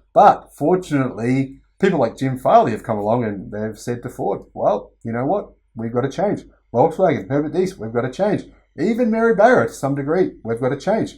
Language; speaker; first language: English; native; English